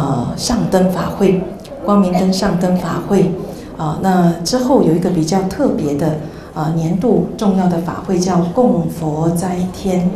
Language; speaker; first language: Chinese; native; Chinese